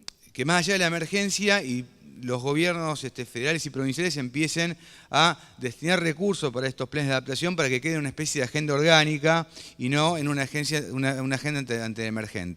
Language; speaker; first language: Spanish; native; Spanish